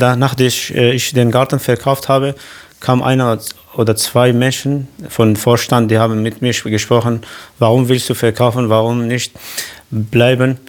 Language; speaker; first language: German; non-native, learner; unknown